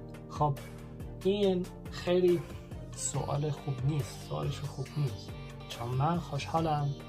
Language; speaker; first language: Persian; early bilingual, heritage; Persian